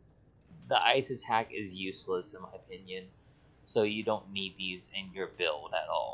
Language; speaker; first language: English; native; English